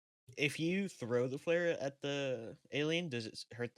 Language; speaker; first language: English; native; English